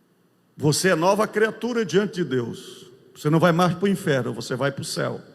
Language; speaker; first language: Portuguese; native; Portuguese